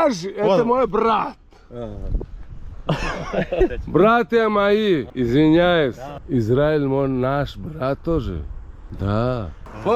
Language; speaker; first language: Russian; non-native, local second language; Tajik